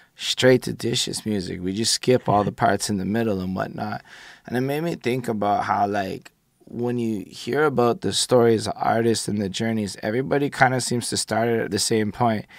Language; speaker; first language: English; native; English